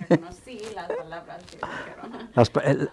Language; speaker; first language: Spanish; non-native, fluent; English